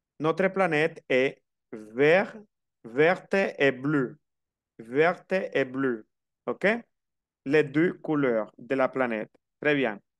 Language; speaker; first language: French; non-native, fluent; Spanish